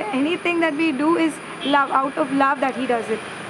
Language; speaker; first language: English; non-native, local second language; Malayalam